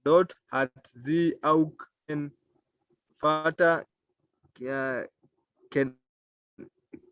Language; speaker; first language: German; non-native, learner; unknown